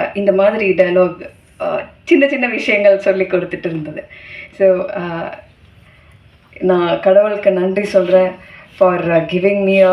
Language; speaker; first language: Tamil; non-native, fluent; Malayalam